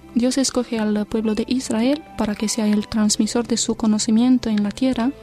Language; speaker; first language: Spanish; non-native, fluent; Romanian